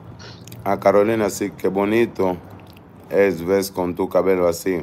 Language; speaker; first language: Spanish; non-native, learner; Portuguese